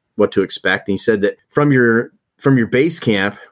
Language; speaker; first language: English; native; English